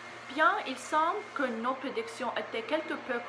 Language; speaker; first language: French; non-native, learner; English